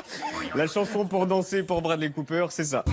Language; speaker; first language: French; native; French